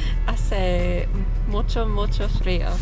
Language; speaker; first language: Spanish; non-native, learner; English